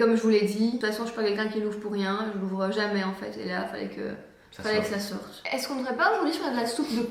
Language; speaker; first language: French; native; French